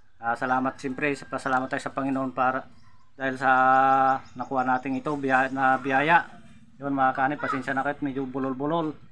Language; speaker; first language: Filipino; non-native, local second language; Iloko